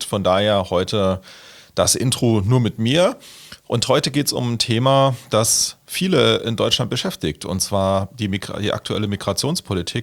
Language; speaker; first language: German; native; German